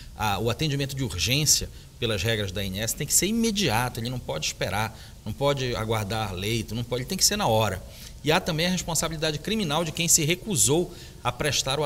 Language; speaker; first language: Portuguese; native; Portuguese